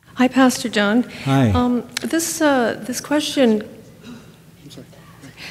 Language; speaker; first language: English; non-native, fluent; Romanian